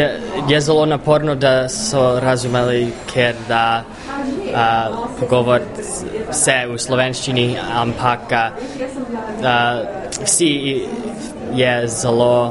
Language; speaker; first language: Slovenian; early bilingual, heritage; English